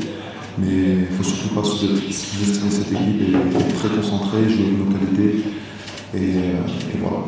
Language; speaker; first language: French; native; French